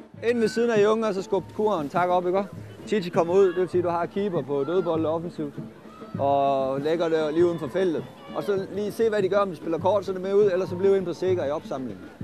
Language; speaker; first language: Danish; native; Danish